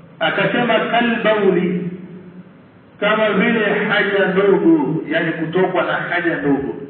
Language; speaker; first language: Swahili; native; Swahili